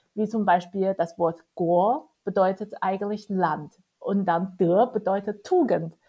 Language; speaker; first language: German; non-native, fluent; Chinese